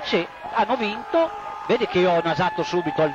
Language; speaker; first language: Italian; native; Italian